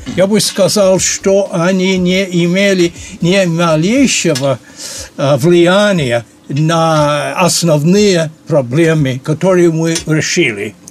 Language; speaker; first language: Russian; non-native, fluent; English